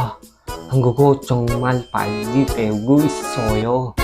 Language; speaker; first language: Korean; non-native, learner; Filipino